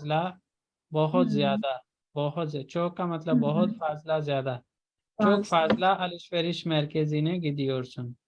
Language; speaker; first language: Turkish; non-native, fluent; Urdu